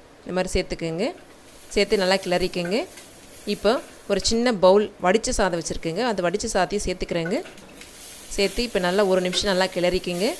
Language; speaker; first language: Tamil; native; Tamil